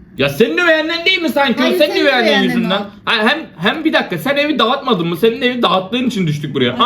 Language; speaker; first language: Turkish; native; Turkish